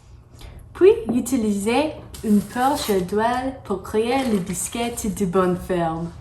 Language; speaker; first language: French; non-native, learner; English